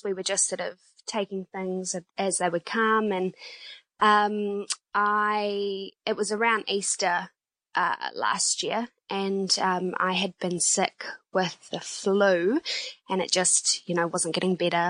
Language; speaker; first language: English; native; English